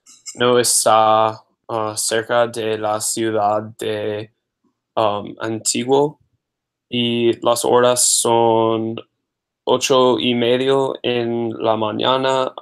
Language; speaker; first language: Spanish; non-native, learner; English